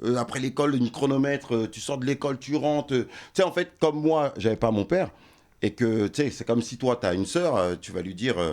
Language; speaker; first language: French; early bilingual, other home language; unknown